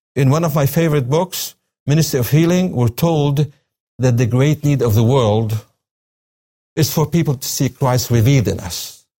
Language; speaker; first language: English; non-native, fluent; Arabic